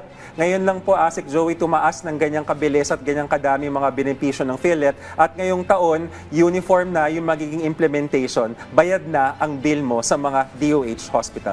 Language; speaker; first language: Filipino; native; Filipino